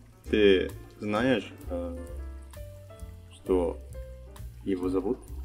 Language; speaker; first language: Russian; non-native, learner; Indonesian